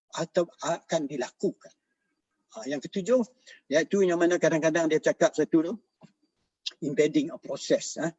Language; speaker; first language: Malay; native; Malay